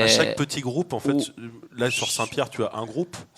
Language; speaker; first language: French; native; French